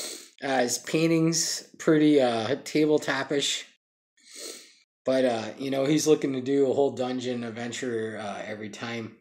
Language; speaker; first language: English; native; English